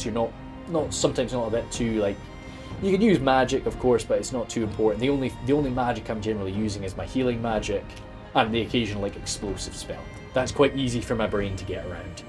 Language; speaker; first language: English; native; English